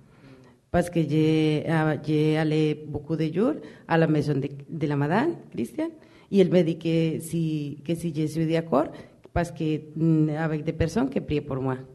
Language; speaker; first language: French; non-native, learner; Spanish